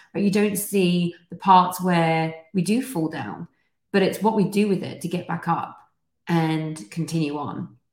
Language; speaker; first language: English; native; English